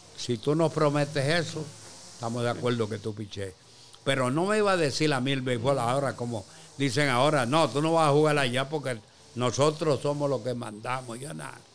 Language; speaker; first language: Spanish; native; Spanish